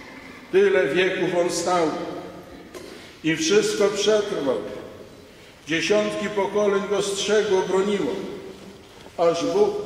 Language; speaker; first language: Polish; native; Polish